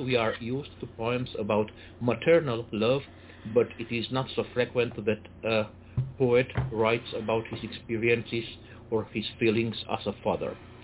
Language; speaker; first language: English; non-native, fluent; Romanian